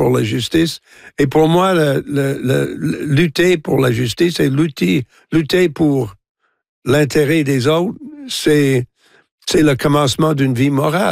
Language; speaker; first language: French; non-native, local second language; English